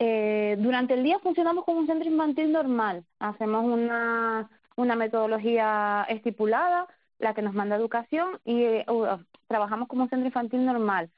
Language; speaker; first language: Spanish; native; Spanish